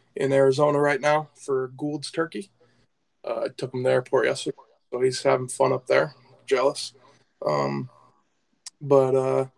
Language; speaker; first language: English; native; English